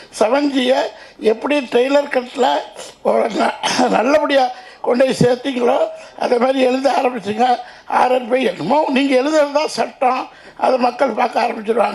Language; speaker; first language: Tamil; native; Tamil